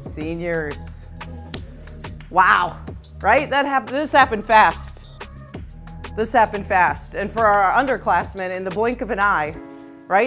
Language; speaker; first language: English; native; English